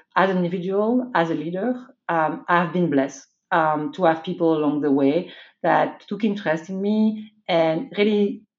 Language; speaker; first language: English; non-native, fluent; French